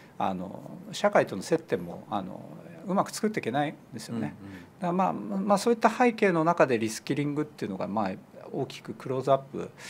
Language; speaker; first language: Japanese; native; Japanese